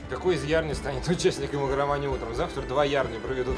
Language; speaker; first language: Russian; native; Russian